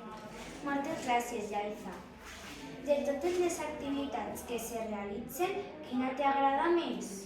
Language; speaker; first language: Catalan; non-native, local second language; Spanish